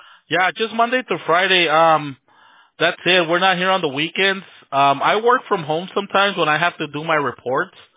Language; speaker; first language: English; early bilingual, other home language; Spanish